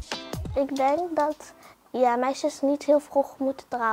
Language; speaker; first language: Dutch; early bilingual, other home language; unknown